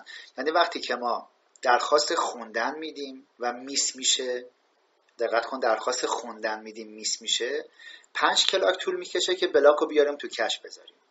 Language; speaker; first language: Persian; native; Persian